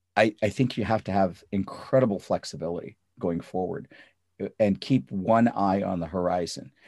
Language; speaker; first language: English; early bilingual, other home language; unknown